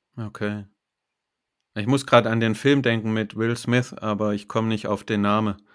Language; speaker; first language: German; native; German